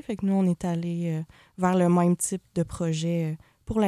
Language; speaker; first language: French; native; French